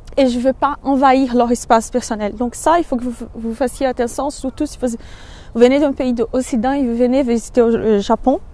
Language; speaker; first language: French; non-native, fluent; Portuguese